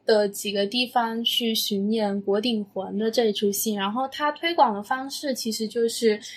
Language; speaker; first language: Chinese; native; Chinese